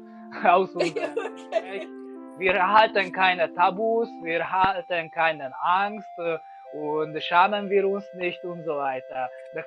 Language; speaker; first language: German; non-native, learner; Hungarian